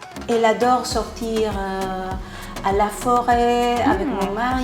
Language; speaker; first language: French; non-native, learner; Spanish